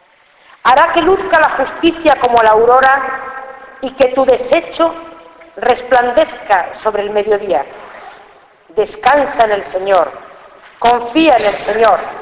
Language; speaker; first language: Spanish; native; Spanish